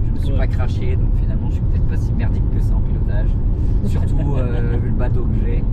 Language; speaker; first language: French; native; French